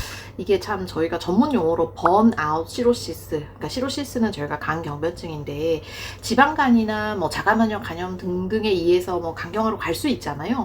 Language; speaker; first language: Korean; native; Korean